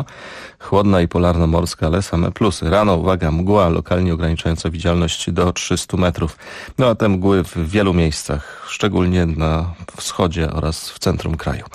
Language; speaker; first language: Polish; native; Polish